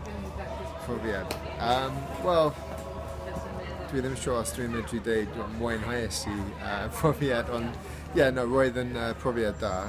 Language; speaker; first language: Welsh; non-native, learner; English